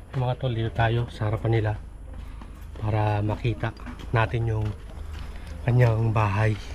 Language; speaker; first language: Filipino; non-native, local second language; Cebuano